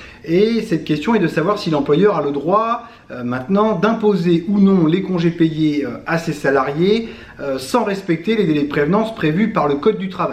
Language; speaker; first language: French; native; French